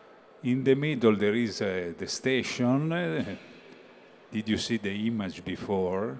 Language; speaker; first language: English; non-native, learner; Italian